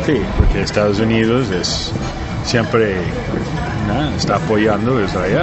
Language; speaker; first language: Spanish; non-native, learner; English